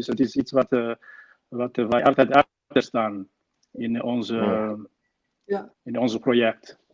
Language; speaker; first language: Dutch; non-native, fluent; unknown